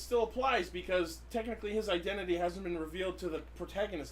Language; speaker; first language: English; native; English